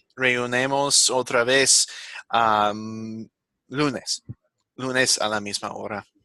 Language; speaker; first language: Spanish; non-native, fluent; English